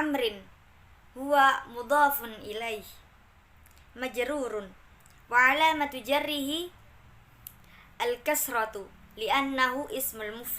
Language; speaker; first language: Arabic; non-native, learner; Indonesian